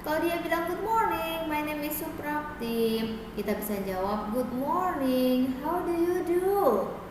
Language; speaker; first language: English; non-native, fluent; Indonesian